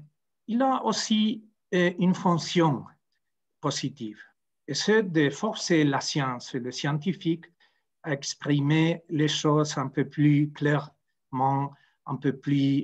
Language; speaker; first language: French; non-native, fluent; Spanish